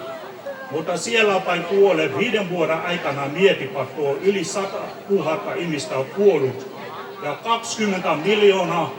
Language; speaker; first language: Finnish; non-native, fluent; Burmese